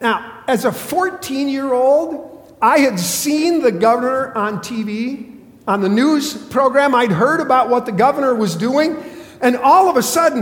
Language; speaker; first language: English; native; English